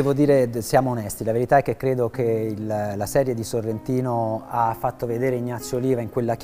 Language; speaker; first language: Italian; native; Italian